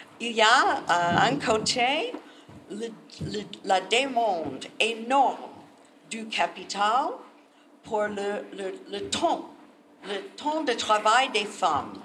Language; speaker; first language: French; non-native, learner; English